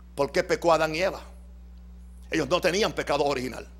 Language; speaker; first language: Spanish; native; Spanish